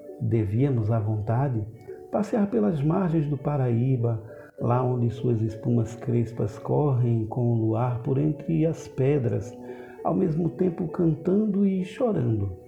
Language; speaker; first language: Portuguese; native; Portuguese